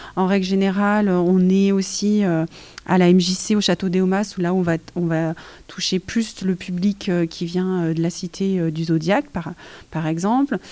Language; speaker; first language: French; native; French